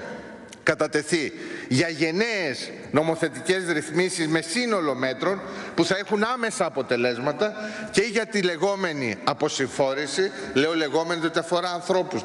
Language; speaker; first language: Greek; native; Greek